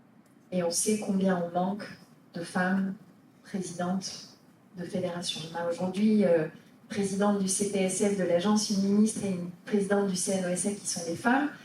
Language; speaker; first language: French; native; French